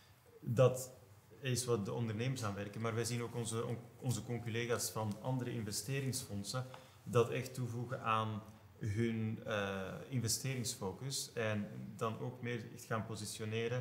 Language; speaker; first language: Dutch; native; Dutch